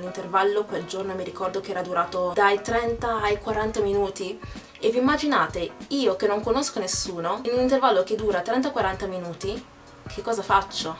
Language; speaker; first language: Italian; early bilingual, other home language; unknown